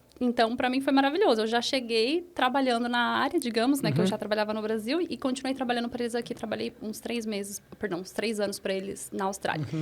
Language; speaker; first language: Portuguese; native; Portuguese